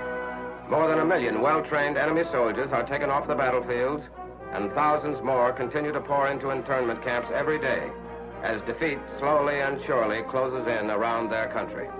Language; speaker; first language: English; native; English